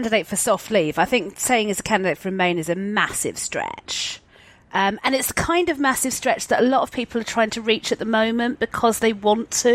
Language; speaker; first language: English; native; English